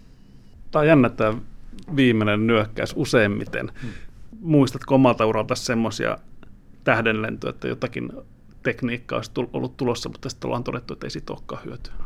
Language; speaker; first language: Finnish; native; Finnish